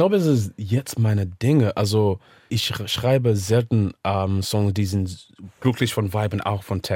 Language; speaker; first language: German; non-native, learner; English